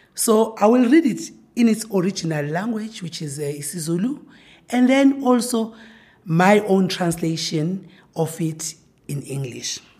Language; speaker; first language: English; non-native, local second language; Zulu